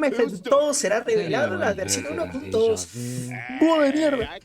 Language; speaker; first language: Spanish; native; Spanish